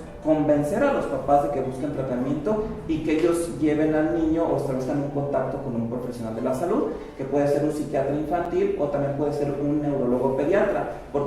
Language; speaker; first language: Spanish; native; Spanish